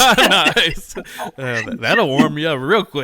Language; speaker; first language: English; native; English